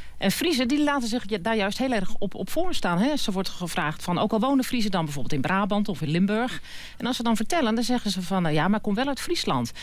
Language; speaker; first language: Dutch; native; Dutch